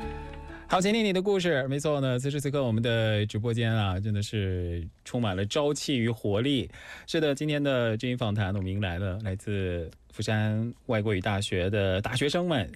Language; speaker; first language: Chinese; native; Chinese